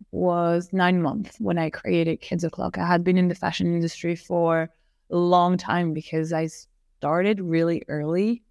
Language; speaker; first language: English; non-native, fluent; French